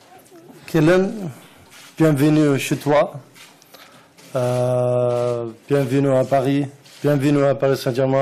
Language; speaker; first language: French; non-native, learner; Arabic